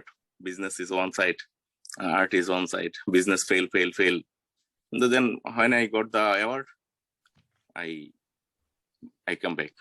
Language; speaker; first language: English; non-native, learner; Bangla